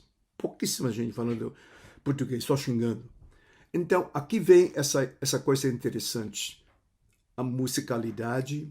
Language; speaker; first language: Portuguese; non-native, fluent; Cantonese